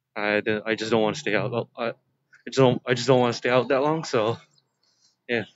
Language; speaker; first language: English; native; English